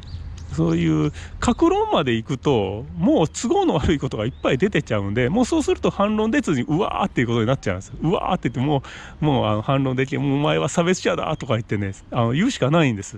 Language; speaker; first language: Japanese; native; Japanese